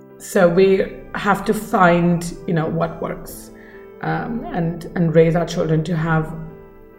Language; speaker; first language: English; non-native, local second language; Kannada